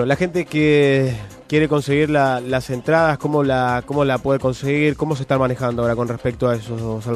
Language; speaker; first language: Spanish; native; Spanish